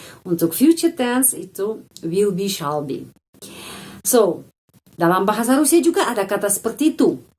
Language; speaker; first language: Indonesian; non-native, fluent; Russian